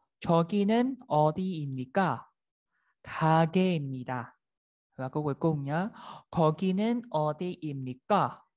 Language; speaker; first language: Korean; non-native, fluent; Vietnamese